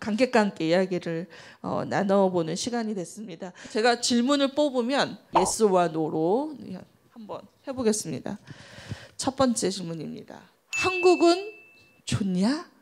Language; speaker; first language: Korean; native; Korean